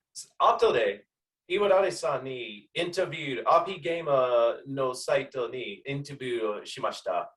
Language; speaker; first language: Japanese; non-native, learner; English